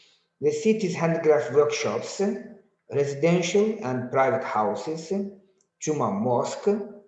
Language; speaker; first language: English; non-native, learner; Azerbaijani